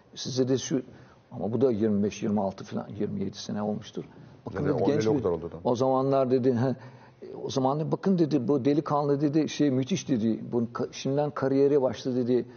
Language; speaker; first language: Turkish; native; Turkish